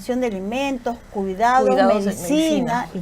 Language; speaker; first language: Spanish; native; Spanish